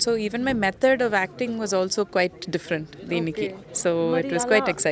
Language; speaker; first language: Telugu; non-native, local second language; Malayalam